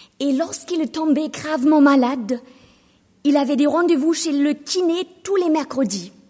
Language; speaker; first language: French; non-native, fluent; German